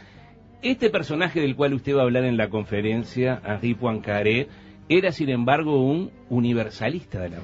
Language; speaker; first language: Spanish; native; Spanish